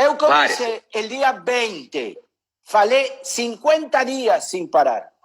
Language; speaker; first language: Portuguese; non-native, learner; Spanish